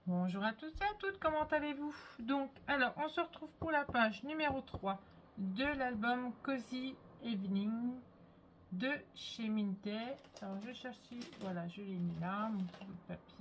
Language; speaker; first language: French; native; French